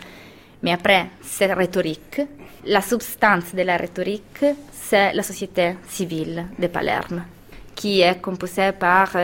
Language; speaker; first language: French; non-native, fluent; Italian